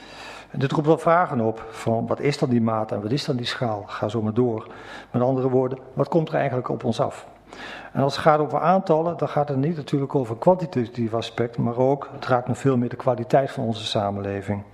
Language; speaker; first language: Dutch; native; Dutch